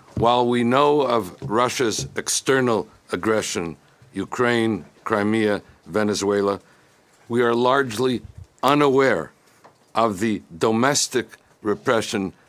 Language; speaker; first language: English; native; English